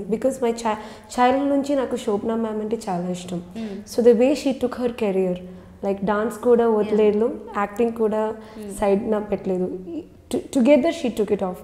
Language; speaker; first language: Telugu; non-native, learner; Malayalam